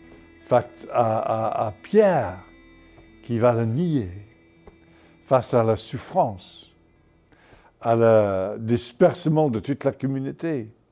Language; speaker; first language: French; non-native, fluent; English